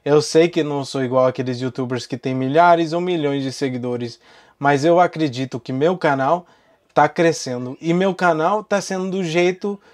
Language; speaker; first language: Portuguese; non-native, fluent; English